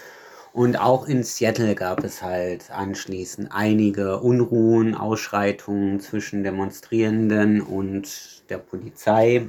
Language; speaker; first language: German; native; German